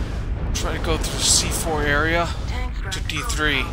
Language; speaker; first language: English; native; English